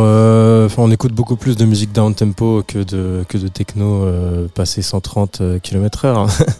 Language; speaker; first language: French; native; French